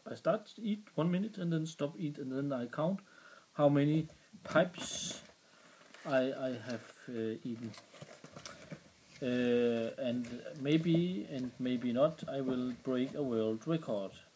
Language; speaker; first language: English; non-native, learner; Danish